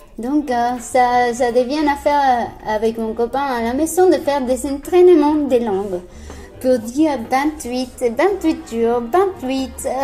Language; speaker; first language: French; non-native, fluent; Spanish